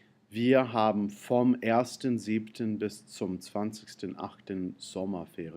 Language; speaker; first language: German; non-native, fluent; English